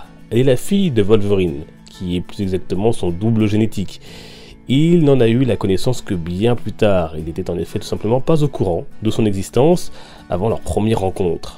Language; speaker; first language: French; native; French